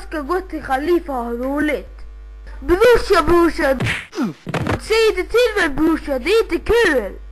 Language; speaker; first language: Swedish; early bilingual, other home language; Somali